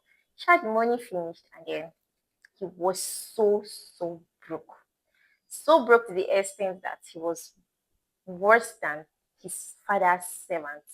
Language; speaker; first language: English; non-native, local second language; Igbo